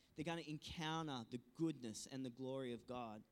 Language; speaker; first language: English; native; English